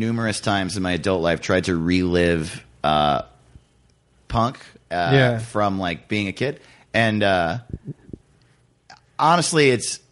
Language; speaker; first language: English; native; English